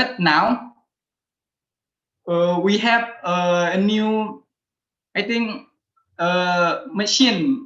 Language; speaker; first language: English; non-native, learner; Indonesian